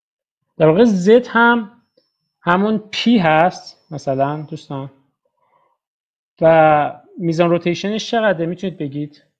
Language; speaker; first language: Persian; native; Persian